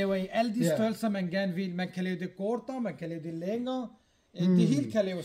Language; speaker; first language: Danish; non-native, fluent; Kurdish